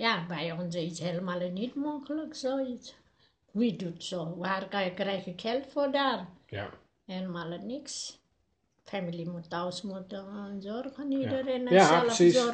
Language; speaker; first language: Dutch; non-native, learner; Nepali